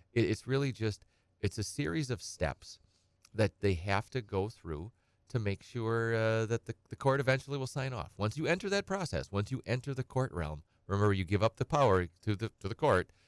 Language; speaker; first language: English; native; English